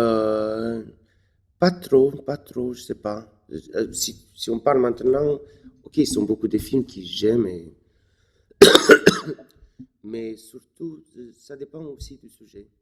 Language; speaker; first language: French; non-native, fluent; Romanian